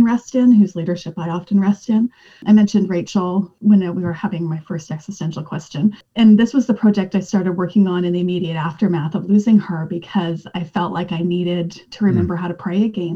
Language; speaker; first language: English; native; English